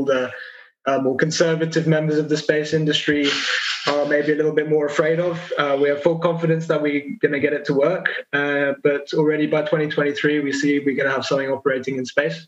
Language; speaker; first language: English; native; English